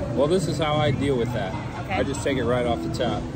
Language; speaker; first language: English; native; English